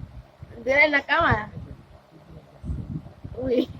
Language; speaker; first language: Spanish; non-native, fluent; Haitian Creole